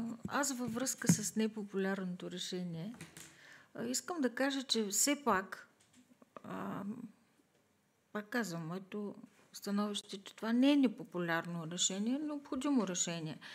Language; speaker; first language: Bulgarian; native; Bulgarian